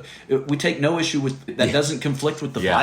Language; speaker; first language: English; native; English